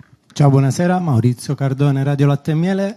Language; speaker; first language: Italian; native; Italian